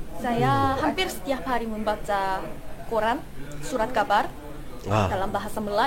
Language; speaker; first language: Indonesian; non-native, fluent; Chinese